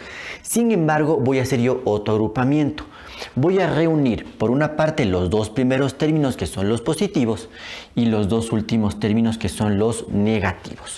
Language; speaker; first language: Spanish; native; Spanish